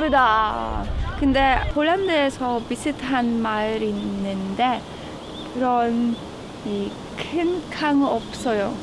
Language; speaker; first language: Korean; non-native, learner; Polish